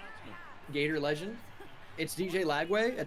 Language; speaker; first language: English; native; English